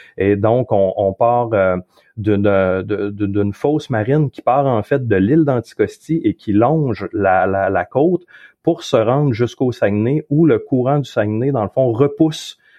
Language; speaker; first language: French; native; French